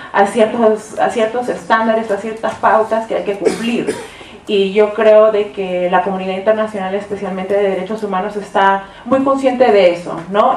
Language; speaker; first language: Spanish; early bilingual, heritage; Spanish